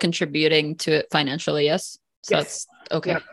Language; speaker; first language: English; native; English